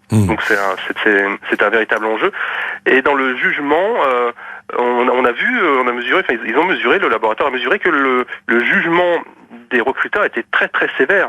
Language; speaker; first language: French; native; French